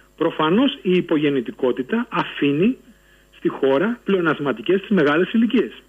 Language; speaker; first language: Greek; native; Greek